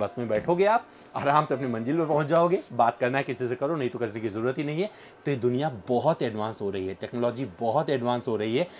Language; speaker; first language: Hindi; native; Hindi